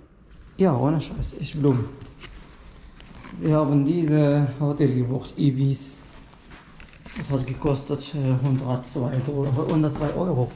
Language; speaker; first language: German; non-native, fluent; Arabic